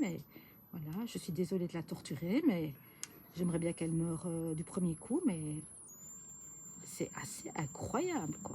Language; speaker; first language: French; native; French